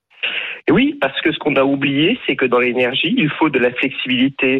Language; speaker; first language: French; native; French